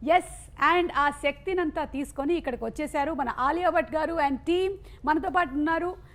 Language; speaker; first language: Telugu; native; Telugu